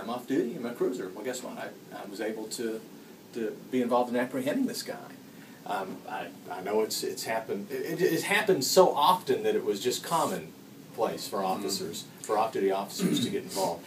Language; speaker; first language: English; native; English